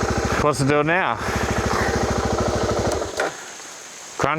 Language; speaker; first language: English; native; English